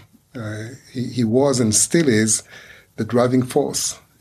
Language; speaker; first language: English; non-native, fluent; Hebrew